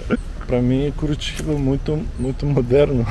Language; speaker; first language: Portuguese; non-native, learner; Russian